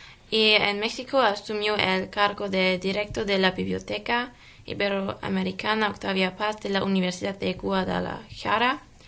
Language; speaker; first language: Spanish; non-native, learner; German